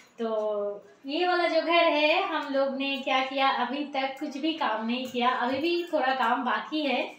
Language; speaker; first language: Hindi; non-native, local second language; Bangla